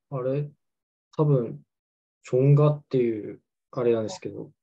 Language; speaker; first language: Japanese; non-native, fluent; Korean